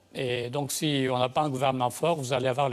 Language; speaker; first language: French; native; French